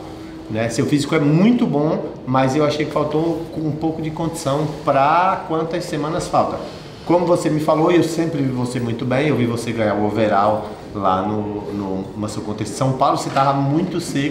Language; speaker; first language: Portuguese; native; Portuguese